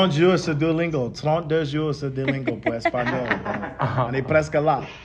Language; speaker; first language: French; early bilingual, heritage; English